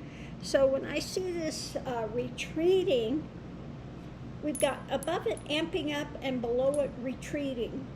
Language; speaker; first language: English; native; English